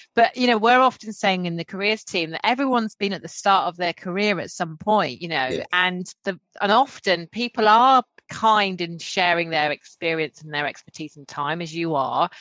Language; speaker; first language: English; native; English